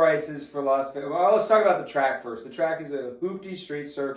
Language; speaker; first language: English; native; English